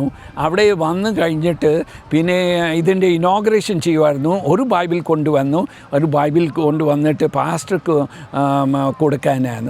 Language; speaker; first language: Malayalam; early bilingual, heritage; Malayalam